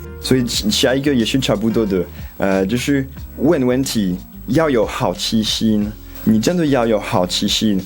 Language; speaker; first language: Chinese; non-native, fluent; French